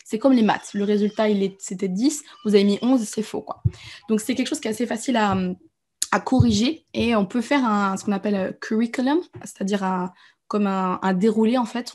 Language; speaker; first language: French; native; French